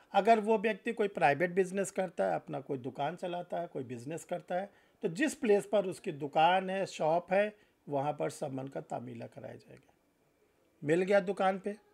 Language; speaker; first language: Hindi; native; Hindi